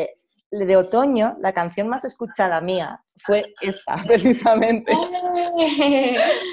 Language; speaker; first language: Spanish; native; Spanish